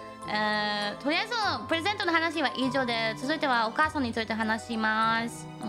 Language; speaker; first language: Japanese; non-native, fluent; German